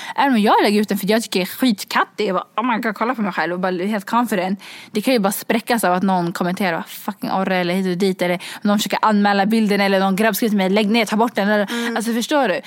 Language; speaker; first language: Swedish; early bilingual, other home language; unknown